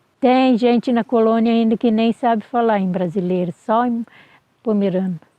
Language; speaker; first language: Portuguese; non-native, local second language; Low German